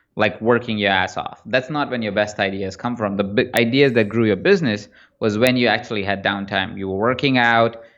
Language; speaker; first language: English; non-native, local second language; Hindi